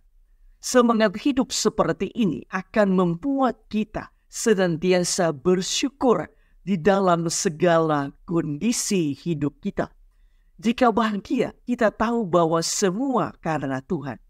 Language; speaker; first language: Indonesian; native; Indonesian